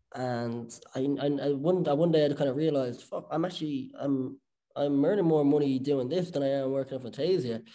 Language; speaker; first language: English; native; English